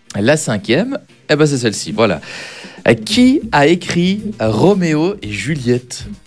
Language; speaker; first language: French; native; French